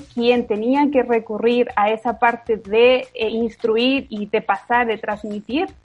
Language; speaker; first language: Spanish; native; Spanish